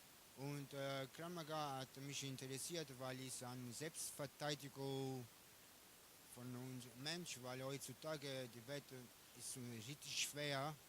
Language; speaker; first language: German; non-native, learner; Italian